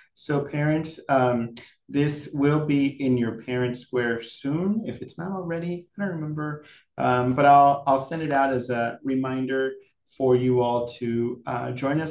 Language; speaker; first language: English; native; English